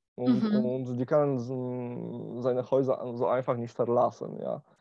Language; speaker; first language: German; non-native, learner; Polish